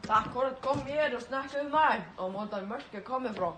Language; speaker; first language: Danish; non-native, learner; Icelandic